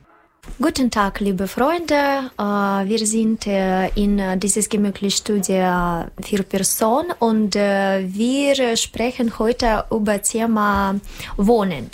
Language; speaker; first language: German; non-native, learner; Russian